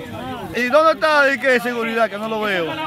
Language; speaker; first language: Spanish; native; Spanish